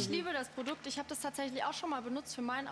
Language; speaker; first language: German; native; German